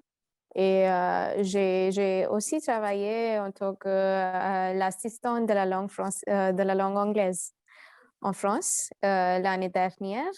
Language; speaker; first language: French; non-native, fluent; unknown